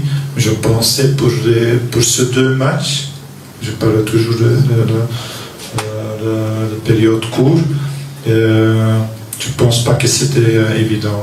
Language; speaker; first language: French; non-native, local second language; Dutch